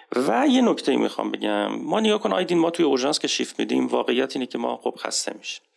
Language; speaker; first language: Persian; native; Persian